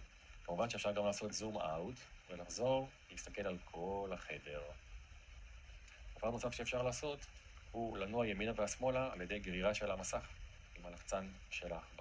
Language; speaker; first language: Hebrew; native; Hebrew